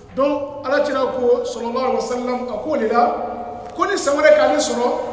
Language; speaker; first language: French; non-native, local second language; Bambara